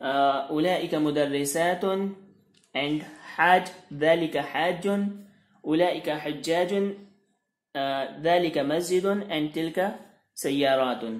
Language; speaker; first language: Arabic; non-native, fluent; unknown